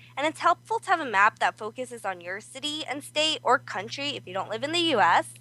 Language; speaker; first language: English; early bilingual, other home language; Korean